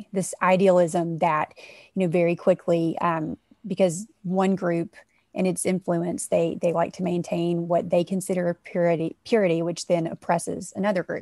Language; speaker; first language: English; native; English